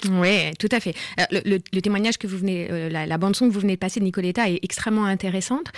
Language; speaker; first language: French; native; French